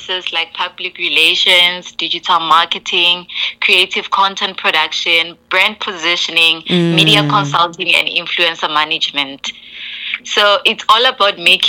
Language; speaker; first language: English; non-native, local second language; Tswana